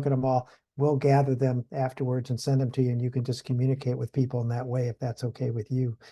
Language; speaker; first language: English; native; English